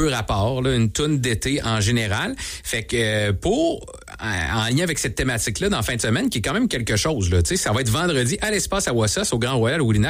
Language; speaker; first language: French; native; French